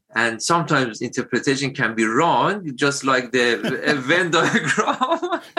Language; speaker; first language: English; non-native, fluent; Persian